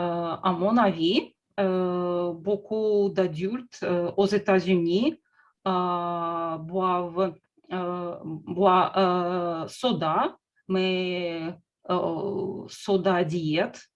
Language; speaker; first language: French; non-native, learner; Russian